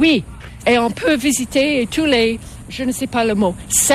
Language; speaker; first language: French; non-native, fluent; English